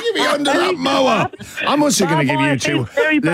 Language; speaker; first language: English; native; English